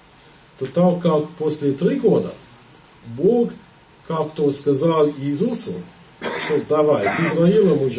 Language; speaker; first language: Russian; non-native, fluent; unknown